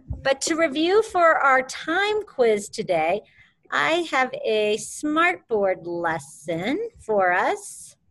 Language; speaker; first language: English; native; English